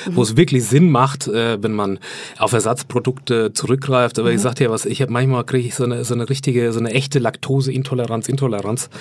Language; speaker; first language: German; native; German